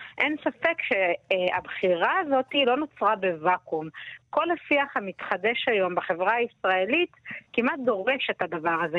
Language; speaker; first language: Hebrew; native; Hebrew